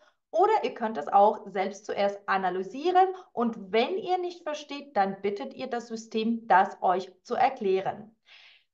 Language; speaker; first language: German; non-native, fluent; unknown